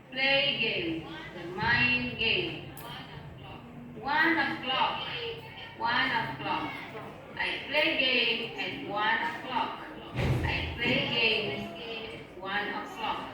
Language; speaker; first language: English; non-native, fluent; Indonesian